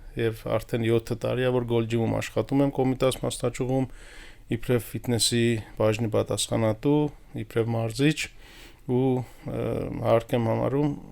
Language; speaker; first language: Armenian; early bilingual, heritage; Armenian